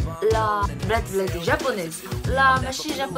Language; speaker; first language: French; non-native, fluent; Korean